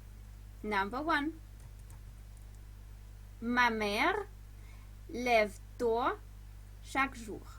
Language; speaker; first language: French; non-native, fluent; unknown